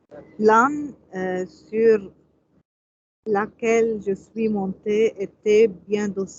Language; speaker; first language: French; non-native, learner; Arabic